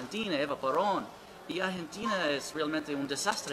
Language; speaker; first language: Spanish; non-native, learner; English